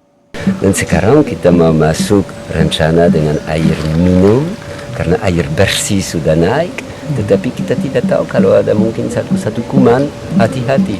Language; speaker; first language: Indonesian; non-native, learner; French